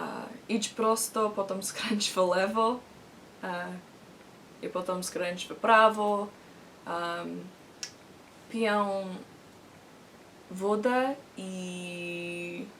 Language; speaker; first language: Polish; non-native, learner; English